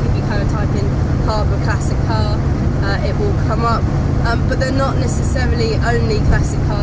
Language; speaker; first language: English; native; English